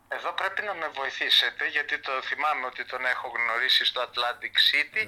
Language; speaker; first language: Greek; early bilingual, heritage; Greek